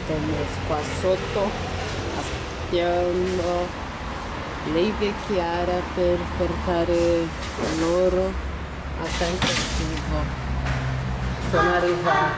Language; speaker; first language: Italian; non-native, learner; Portuguese